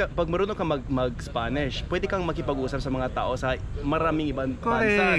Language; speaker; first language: Filipino; non-native, fluent; English